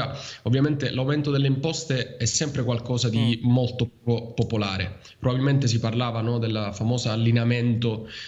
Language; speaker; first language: Italian; native; Italian